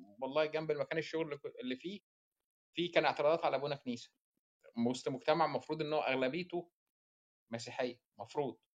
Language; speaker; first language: Arabic; native; Arabic